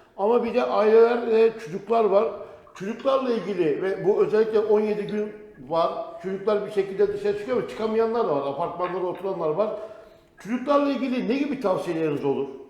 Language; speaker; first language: Turkish; native; Turkish